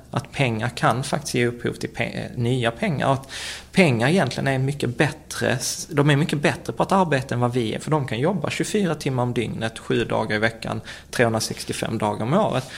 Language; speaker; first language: Swedish; early bilingual, other home language; Czech